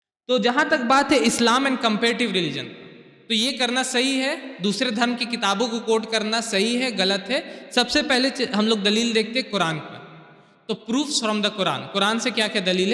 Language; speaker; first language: Urdu; native; Urdu